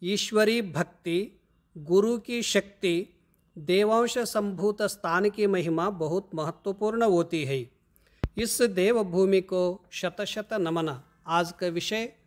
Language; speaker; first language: Hindi; non-native, local second language; Kannada